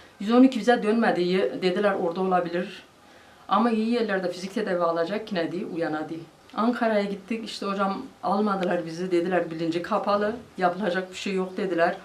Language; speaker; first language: Turkish; non-native, local second language; Kurdish